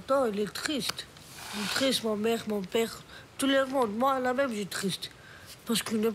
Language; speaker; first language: French; non-native, learner; Romanian